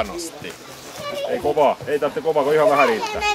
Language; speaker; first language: Finnish; native; Finnish